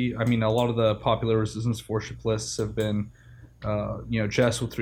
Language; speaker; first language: English; native; English